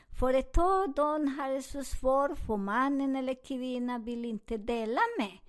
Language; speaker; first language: Swedish; non-native, learner; Spanish